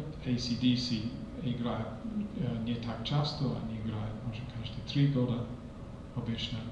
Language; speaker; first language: Russian; non-native, fluent; English